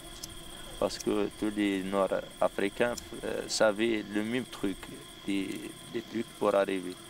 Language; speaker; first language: French; non-native, local second language; Arabic